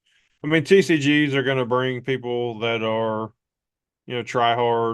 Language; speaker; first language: English; native; English